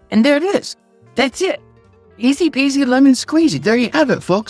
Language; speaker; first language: English; native; English